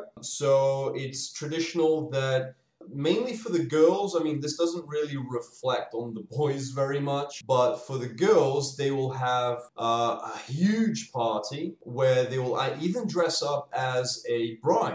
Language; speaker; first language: English; native; English